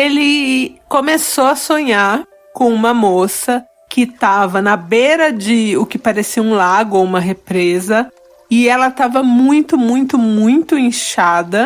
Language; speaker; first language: Portuguese; native; Portuguese